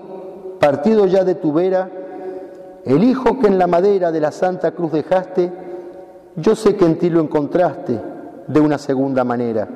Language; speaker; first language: Spanish; native; Spanish